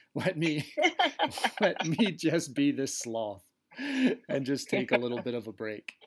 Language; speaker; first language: English; native; English